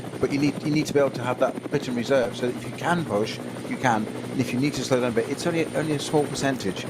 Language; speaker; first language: English; native; English